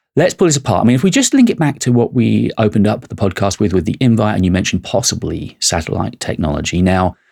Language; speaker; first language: English; native; English